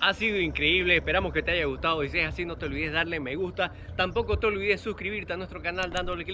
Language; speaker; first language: Spanish; native; Spanish